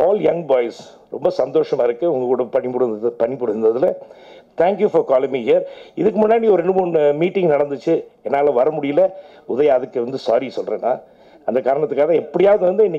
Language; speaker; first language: Tamil; native; Tamil